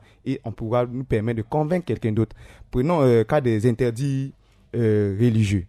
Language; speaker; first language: French; non-native, local second language; Sango